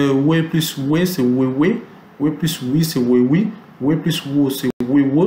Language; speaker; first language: French; non-native, local second language; Lingala